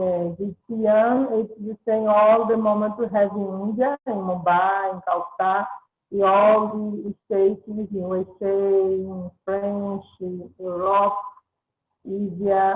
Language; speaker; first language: English; non-native, learner; Portuguese